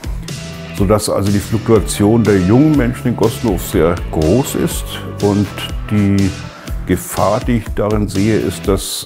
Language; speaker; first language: German; native; German